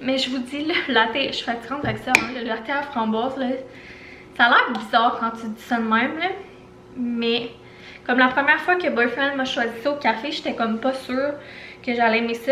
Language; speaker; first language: French; native; French